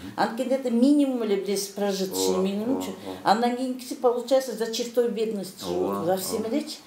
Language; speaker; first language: Russian; non-native, local second language; Kyrgyz